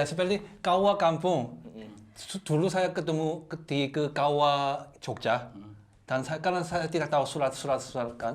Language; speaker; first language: Indonesian; non-native, learner; Korean